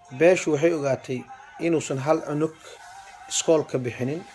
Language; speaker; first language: Somali; non-native, local second language; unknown